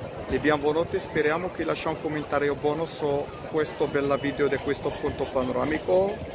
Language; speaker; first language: Spanish; non-native, learner; Arabic